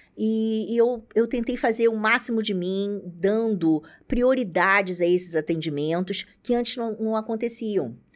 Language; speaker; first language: Portuguese; native; Portuguese